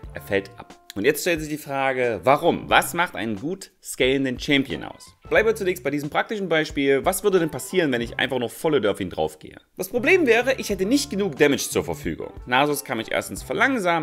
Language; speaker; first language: German; native; German